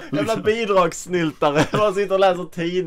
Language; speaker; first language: Swedish; native; Swedish